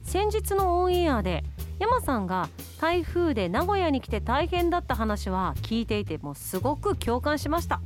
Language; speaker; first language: Japanese; native; Japanese